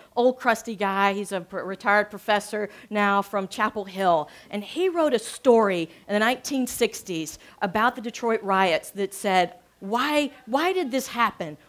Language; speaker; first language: English; native; English